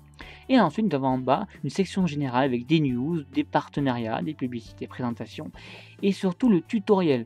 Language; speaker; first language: French; native; French